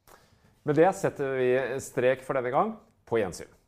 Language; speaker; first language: Norwegian; native; Norwegian